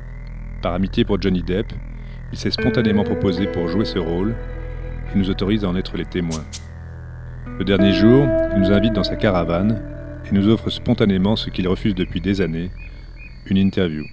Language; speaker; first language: French; native; French